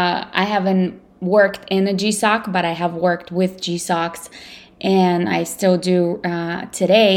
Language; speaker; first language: English; non-native, fluent; Russian